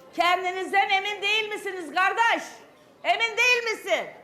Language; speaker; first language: Turkish; native; Turkish